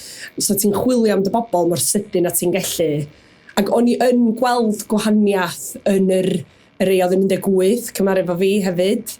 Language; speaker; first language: Welsh; native; Welsh